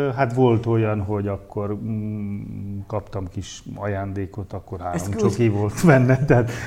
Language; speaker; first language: Hungarian; native; Hungarian